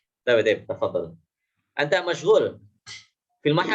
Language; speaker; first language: Arabic; non-native, fluent; Indonesian